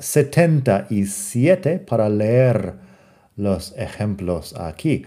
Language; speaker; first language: Spanish; non-native, fluent; English